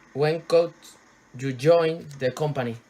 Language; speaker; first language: English; non-native, learner; Spanish